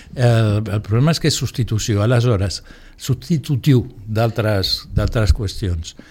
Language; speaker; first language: Catalan; non-native, local second language; Spanish